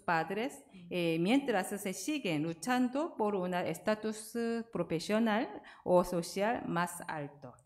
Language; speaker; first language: Spanish; non-native, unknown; Korean